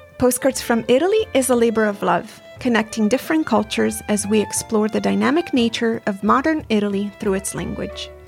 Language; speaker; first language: English; non-native, fluent; Italian